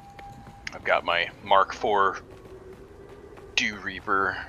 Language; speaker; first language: English; native; English